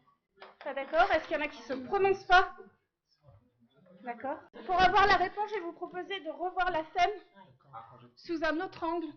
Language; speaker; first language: French; native; French